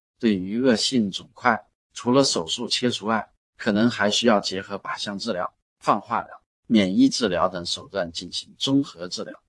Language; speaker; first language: Chinese; native; Chinese